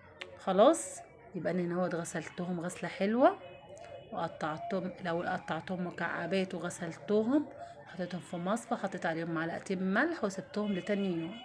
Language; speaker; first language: Arabic; native; Arabic